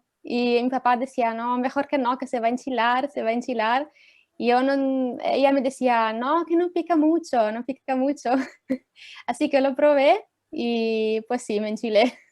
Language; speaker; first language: Spanish; non-native, fluent; Italian